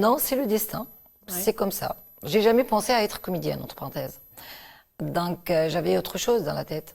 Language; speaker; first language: French; non-native, local second language; Arabic